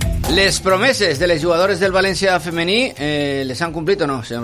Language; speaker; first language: Spanish; non-native, local second language; Catalan